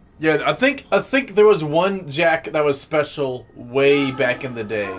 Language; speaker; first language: English; native; English